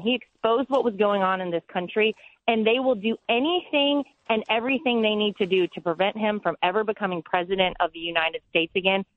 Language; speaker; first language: English; native; English